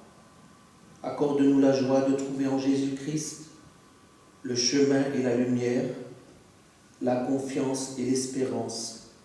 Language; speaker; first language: French; native; French